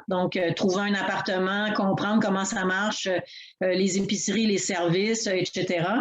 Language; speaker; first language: French; native; French